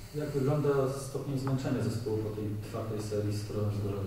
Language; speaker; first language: Polish; native; Polish